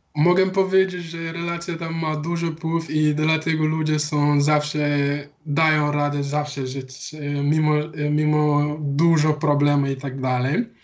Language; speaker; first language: Polish; non-native, learner; Wolof